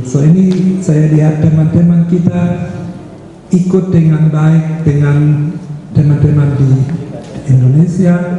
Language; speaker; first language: Indonesian; non-native, fluent; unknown